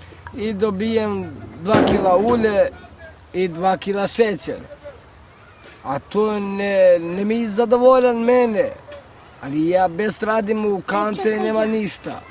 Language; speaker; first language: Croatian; non-native, local second language; Romany